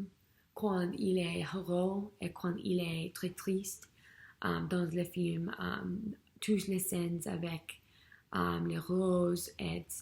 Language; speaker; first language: French; non-native, learner; English